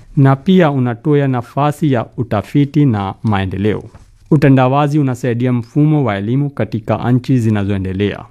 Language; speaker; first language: Swahili; non-native, fluent; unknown